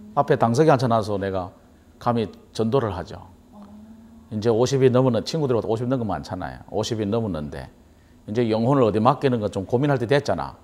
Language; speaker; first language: Korean; native; Korean